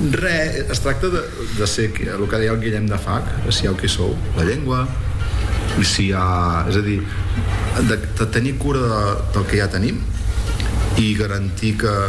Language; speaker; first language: Catalan; non-native, local second language; Spanish